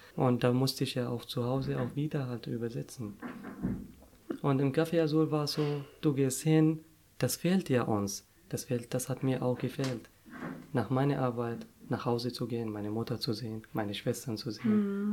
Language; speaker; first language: German; non-native, fluent; Arabic